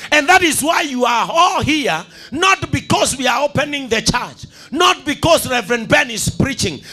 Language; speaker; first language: English; non-native, local second language; Swahili